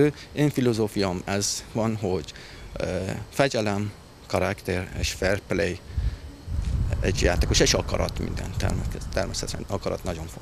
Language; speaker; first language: Hungarian; non-native, learner; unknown